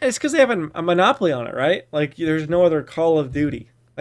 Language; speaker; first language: English; native; English